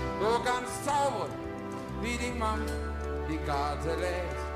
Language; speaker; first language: German; native; German